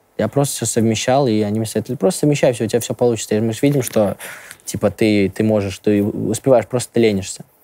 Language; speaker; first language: Russian; native; Russian